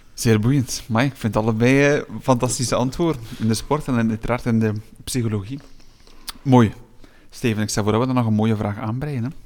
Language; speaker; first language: Dutch; native; Dutch